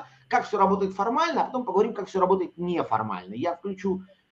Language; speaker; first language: Russian; native; Russian